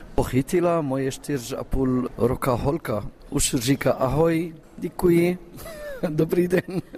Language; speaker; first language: Czech; non-native, fluent; Arabic